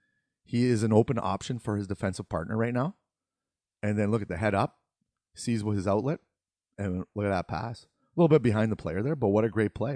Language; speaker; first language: English; native; English